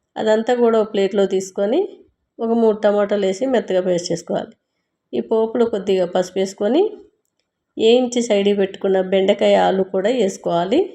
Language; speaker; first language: Telugu; native; Telugu